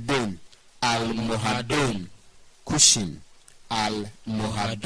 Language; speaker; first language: Spanish; non-native, learner; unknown